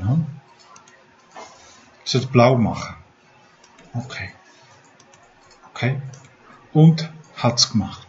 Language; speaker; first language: German; non-native, fluent; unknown